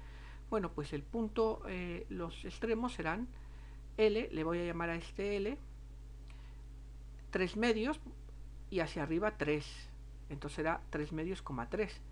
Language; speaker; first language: Spanish; native; Spanish